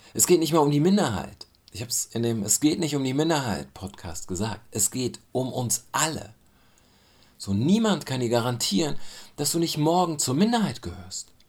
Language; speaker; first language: German; early bilingual, other home language; Turkish